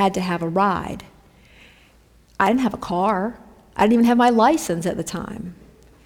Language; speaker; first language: English; native; English